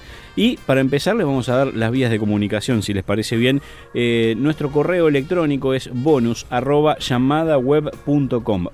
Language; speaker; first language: Spanish; native; Spanish